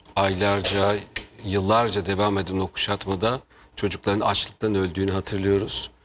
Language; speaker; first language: Turkish; native; Turkish